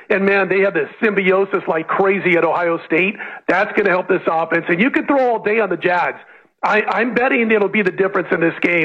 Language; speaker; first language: English; native; English